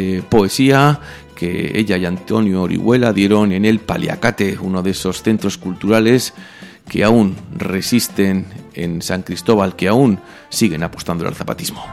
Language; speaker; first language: Spanish; native; Spanish